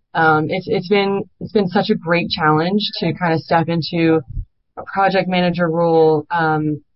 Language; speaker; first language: English; native; English